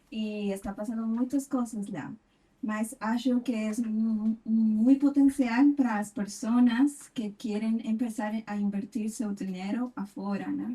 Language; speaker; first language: Portuguese; non-native, fluent; Spanish